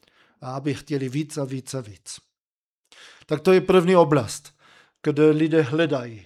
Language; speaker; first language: Czech; non-native, fluent; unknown